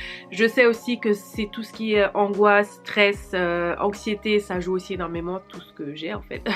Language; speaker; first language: French; native; French